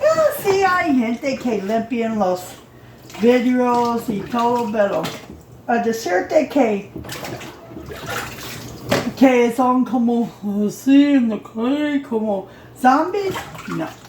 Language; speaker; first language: Spanish; non-native, learner; English